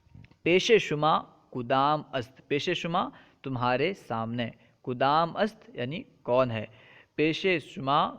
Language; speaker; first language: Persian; non-native, fluent; Urdu